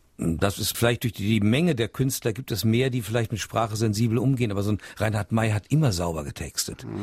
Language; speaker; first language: German; native; German